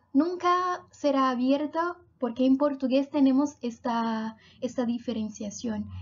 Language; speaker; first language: Spanish; non-native, fluent; Portuguese